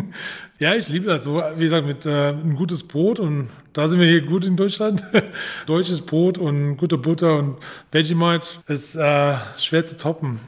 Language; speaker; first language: German; non-native, fluent; English